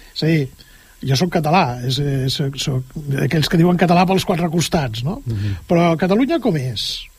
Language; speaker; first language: Catalan; native; Catalan